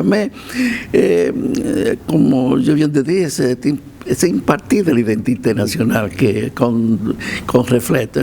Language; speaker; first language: French; non-native, fluent; Spanish